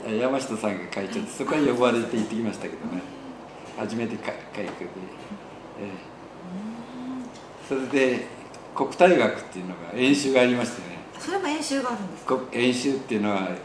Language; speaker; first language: Japanese; native; Japanese